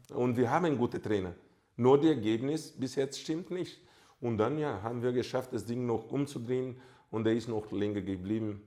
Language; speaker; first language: German; non-native, fluent; Portuguese